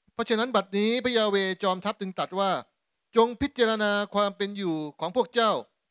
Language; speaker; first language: Thai; native; Thai